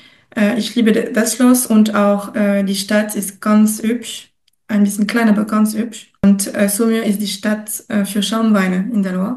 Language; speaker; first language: German; non-native, fluent; French